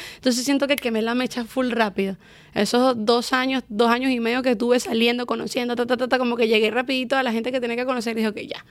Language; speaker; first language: Spanish; native; Spanish